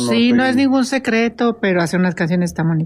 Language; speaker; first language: Spanish; native; Spanish